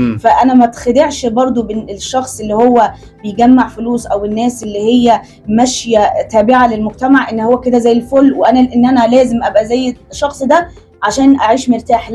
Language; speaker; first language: Egyptian Arabic; early bilingual, heritage; Arabic